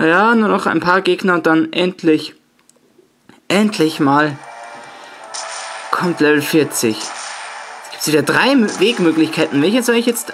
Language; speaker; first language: German; native; German